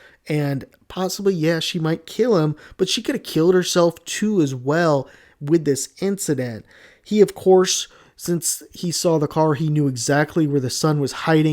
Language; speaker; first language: English; native; English